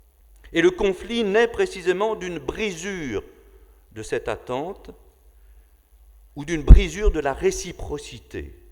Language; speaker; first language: French; native; French